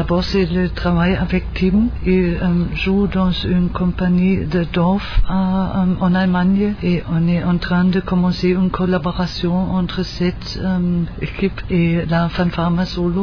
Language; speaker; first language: French; non-native, fluent; German